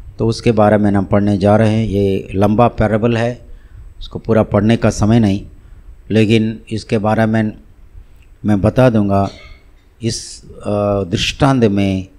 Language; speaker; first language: Hindi; non-native, local second language; Tamil